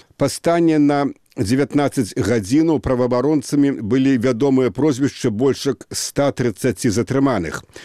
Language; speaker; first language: Belarusian; native; Belarusian